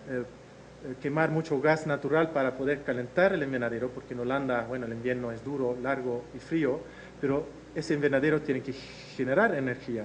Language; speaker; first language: Spanish; non-native, fluent; Dutch